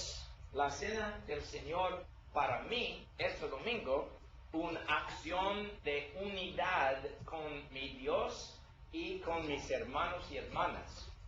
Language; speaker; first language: Spanish; non-native, learner; English